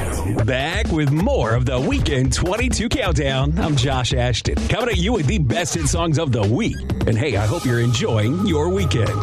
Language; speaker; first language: English; native; English